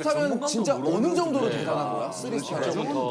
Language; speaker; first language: Korean; native; Korean